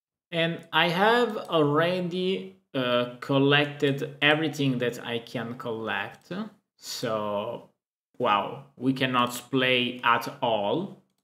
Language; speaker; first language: English; non-native, fluent; Italian